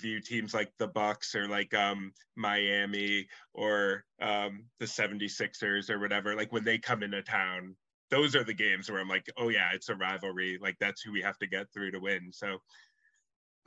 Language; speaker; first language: English; native; English